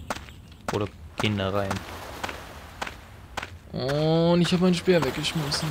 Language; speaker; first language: German; native; German